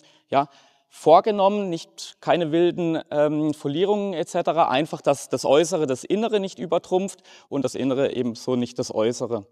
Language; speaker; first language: German; native; German